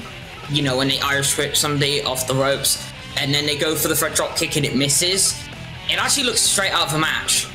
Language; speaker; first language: English; native; English